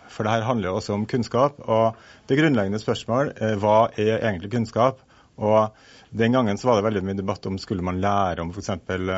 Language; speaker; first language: Norwegian; native; Norwegian